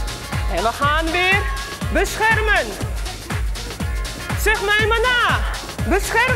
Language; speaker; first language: Dutch; native; Dutch